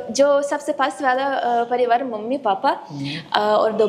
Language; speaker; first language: Hindi; non-native, fluent; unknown